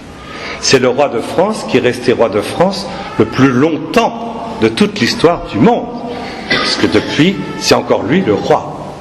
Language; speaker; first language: French; native; French